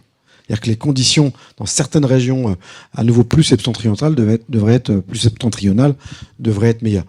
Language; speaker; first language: French; native; French